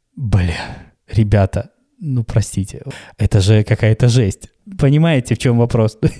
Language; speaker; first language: Russian; native; Russian